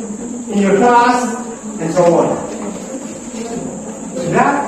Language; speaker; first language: English; non-native, learner; Indonesian